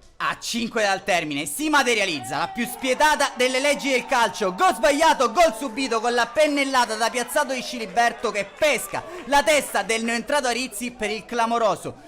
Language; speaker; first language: Italian; native; Italian